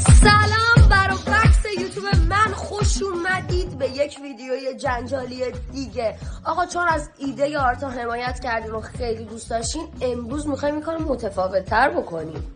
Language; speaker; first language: Persian; native; Persian